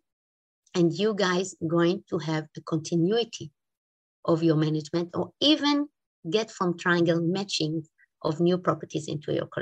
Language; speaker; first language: English; non-native, fluent; Hebrew